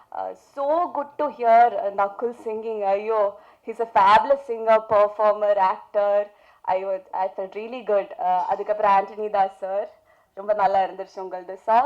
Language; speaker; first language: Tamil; non-native, fluent; Malayalam